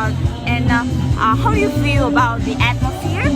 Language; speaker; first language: English; non-native, learner; Vietnamese